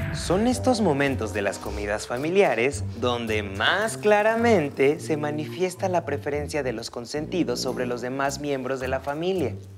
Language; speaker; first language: Spanish; native; Spanish